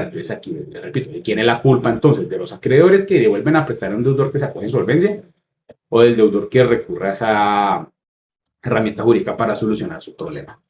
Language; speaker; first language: Spanish; native; Spanish